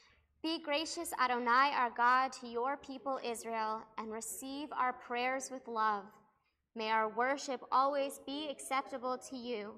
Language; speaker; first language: English; native; English